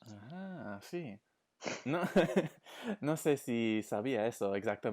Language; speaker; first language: Spanish; non-native, fluent; English